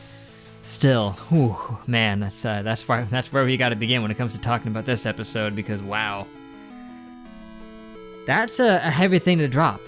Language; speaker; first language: English; native; English